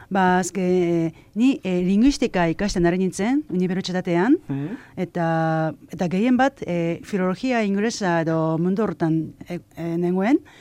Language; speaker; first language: Basque; non-native, fluent; Japanese